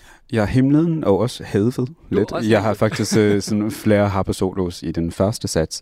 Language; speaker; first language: Danish; non-native, fluent; English